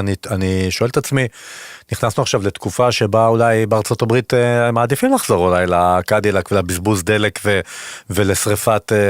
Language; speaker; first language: Hebrew; native; Hebrew